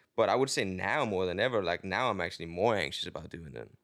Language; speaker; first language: English; non-native, fluent; Danish